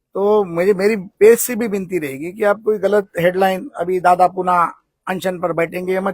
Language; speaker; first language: Hindi; non-native, local second language; Marathi